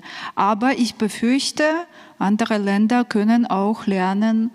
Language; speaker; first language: German; non-native, fluent; Ukrainian